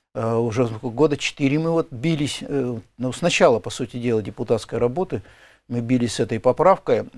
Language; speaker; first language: Russian; native; Russian